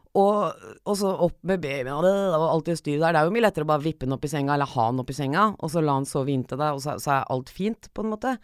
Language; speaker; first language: Norwegian; native; Norwegian